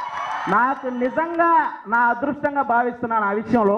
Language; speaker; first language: Telugu; native; Telugu